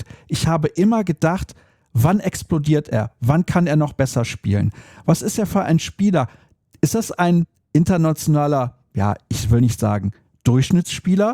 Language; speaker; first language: German; native; German